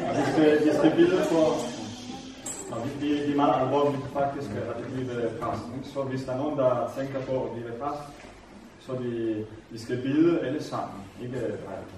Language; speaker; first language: Danish; non-native, fluent; Vietnamese